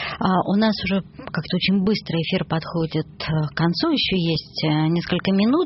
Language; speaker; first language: Russian; native; Russian